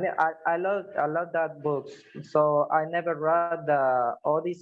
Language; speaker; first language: English; non-native, fluent; Spanish